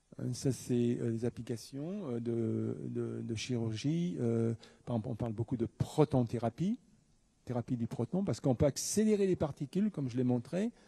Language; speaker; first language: French; native; French